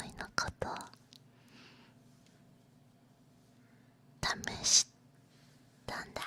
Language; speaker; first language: Japanese; non-native, learner; Chinese